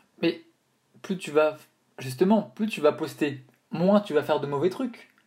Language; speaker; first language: French; native; French